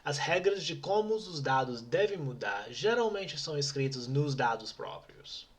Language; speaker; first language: Portuguese; non-native, fluent; English